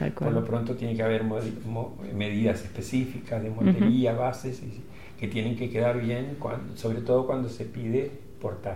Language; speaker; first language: Spanish; native; Spanish